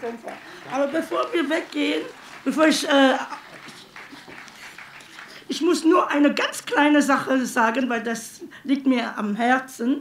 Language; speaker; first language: German; non-native, fluent; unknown